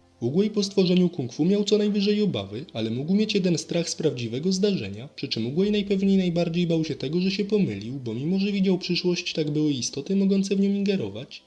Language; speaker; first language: Polish; native; Polish